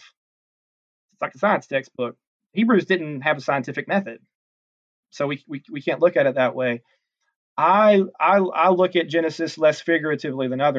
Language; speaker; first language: English; native; English